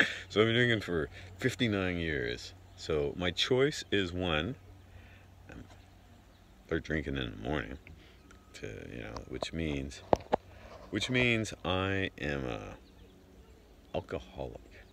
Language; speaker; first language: English; native; English